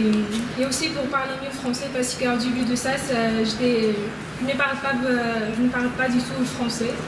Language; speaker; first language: French; non-native, learner; Arabic